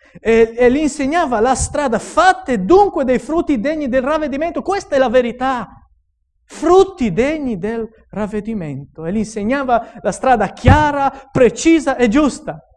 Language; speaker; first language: Italian; non-native, fluent; Romanian